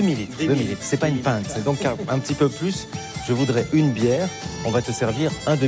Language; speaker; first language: French; native; French